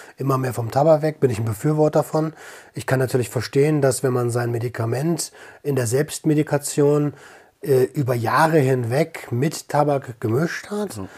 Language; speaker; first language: German; native; German